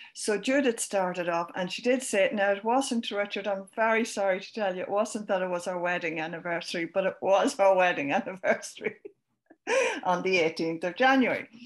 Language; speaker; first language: English; native; English